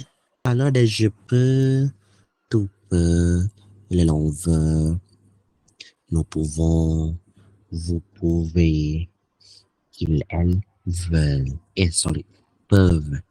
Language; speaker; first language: French; non-native, learner; Indonesian